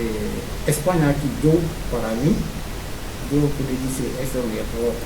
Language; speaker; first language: Spanish; non-native, learner; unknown